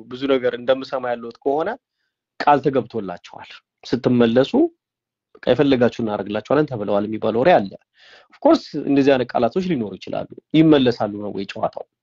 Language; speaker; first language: Amharic; non-native, local second language; Tigrinya